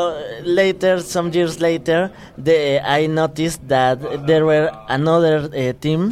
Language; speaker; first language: English; non-native, fluent; Spanish